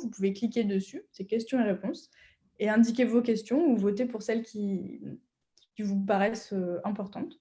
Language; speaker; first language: French; native; French